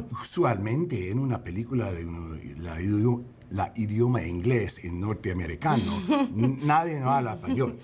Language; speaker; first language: Spanish; non-native, learner; English